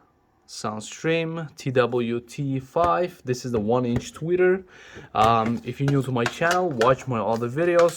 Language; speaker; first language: English; non-native, local second language; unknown